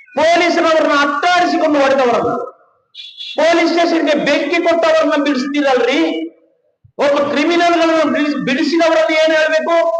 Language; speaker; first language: Kannada; non-native, local second language; Kodava